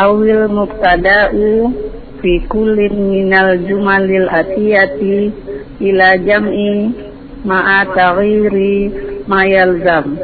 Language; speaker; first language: Arabic; non-native, learner; Indonesian